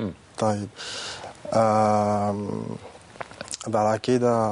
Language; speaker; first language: Arabic; non-native, learner; French